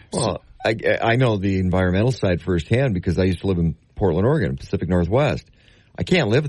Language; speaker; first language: English; native; English